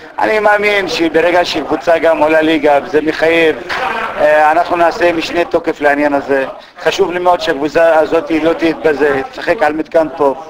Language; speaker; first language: Hebrew; non-native, local second language; Arabic